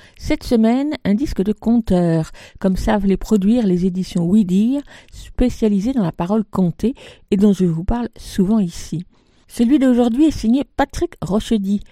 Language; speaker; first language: French; native; French